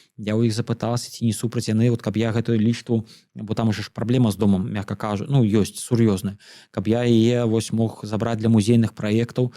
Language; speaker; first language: Belarusian; non-native, local second language; Russian